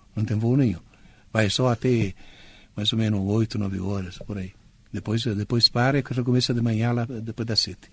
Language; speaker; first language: Portuguese; non-native, fluent; Italian